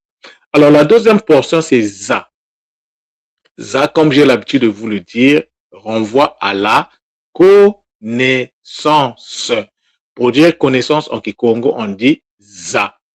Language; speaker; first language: French; non-native, local second language; Kongo